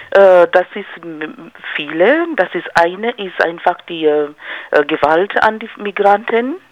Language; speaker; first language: German; non-native, fluent; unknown